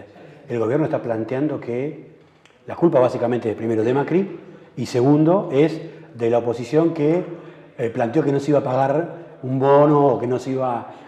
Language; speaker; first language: Spanish; native; Spanish